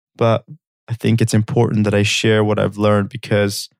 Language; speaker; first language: English; early bilingual, other home language; Armenian